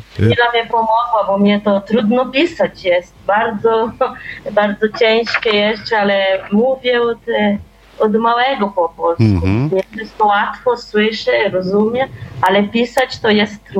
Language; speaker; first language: Polish; early bilingual, heritage; Polish